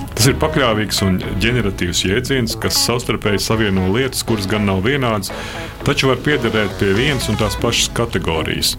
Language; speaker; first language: Latvian; native; Latvian